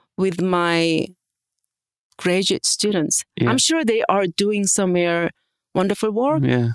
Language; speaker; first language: English; non-native, fluent; Korean